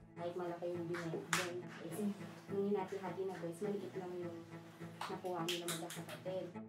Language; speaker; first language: Filipino; native; Filipino